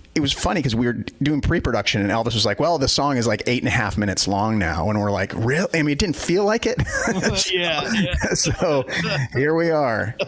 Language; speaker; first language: English; native; English